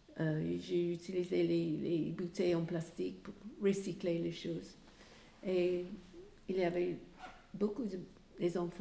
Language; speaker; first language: French; non-native, fluent; English